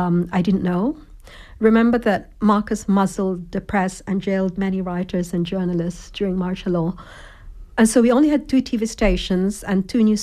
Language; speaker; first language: English; non-native, local second language; Cebuano